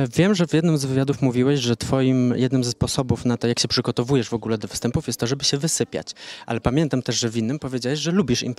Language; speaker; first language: Polish; native; Polish